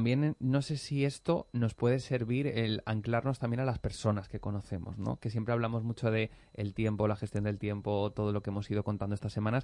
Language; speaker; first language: Spanish; native; Spanish